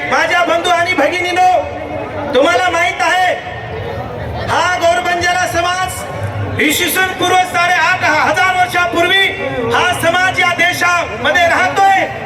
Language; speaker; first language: Marathi; non-native, local second language; Lambadi